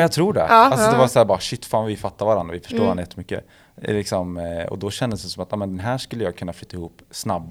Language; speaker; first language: Swedish; native; Swedish